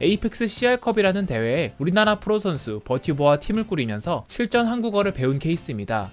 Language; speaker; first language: Korean; native; Korean